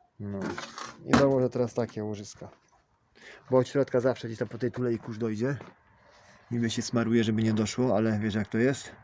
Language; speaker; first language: Polish; native; Polish